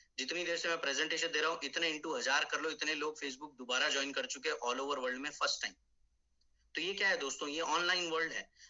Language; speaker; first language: Hindi; native; Hindi